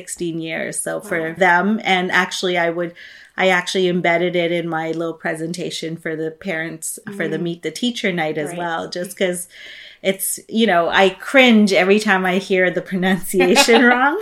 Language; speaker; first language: English; non-native, local second language; Filipino